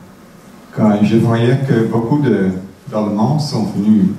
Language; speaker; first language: French; non-native, fluent; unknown